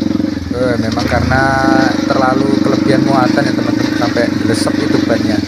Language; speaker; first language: Indonesian; native; Indonesian